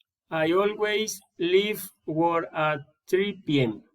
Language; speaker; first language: English; non-native, learner; Spanish